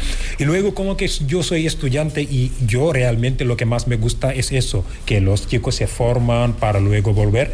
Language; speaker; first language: Spanish; non-native, fluent; Wolof